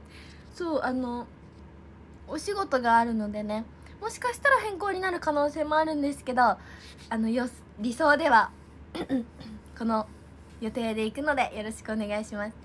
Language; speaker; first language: Japanese; native; Japanese